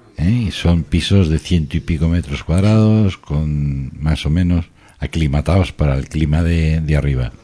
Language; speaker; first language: Spanish; native; Spanish